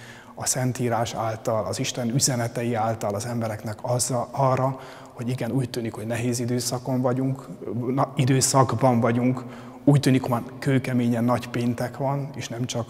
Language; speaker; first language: Hungarian; native; Hungarian